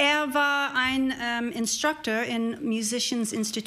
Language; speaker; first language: German; non-native, learner; English